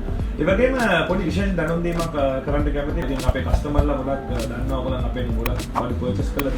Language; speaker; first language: Sinhala; non-native, local second language; Tamil